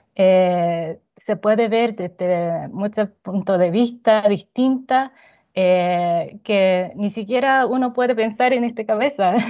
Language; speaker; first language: Spanish; non-native, fluent; Japanese